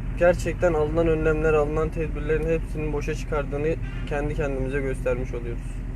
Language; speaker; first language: Turkish; native; Turkish